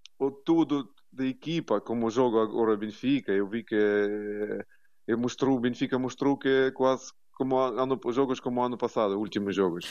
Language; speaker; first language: Portuguese; non-native, learner; Ukrainian